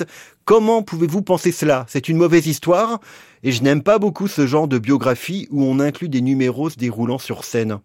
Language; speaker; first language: French; native; French